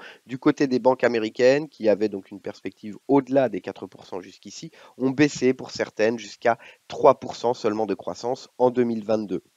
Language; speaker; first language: French; native; French